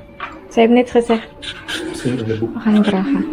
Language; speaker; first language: Dutch; non-native, learner; Filipino